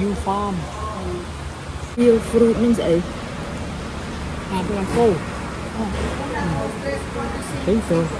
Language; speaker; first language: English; non-native, learner; Vietnamese